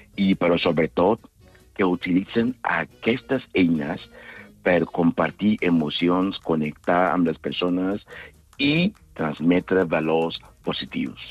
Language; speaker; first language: Catalan; non-native, fluent; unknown